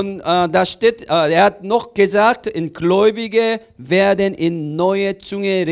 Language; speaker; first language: German; non-native, learner; Korean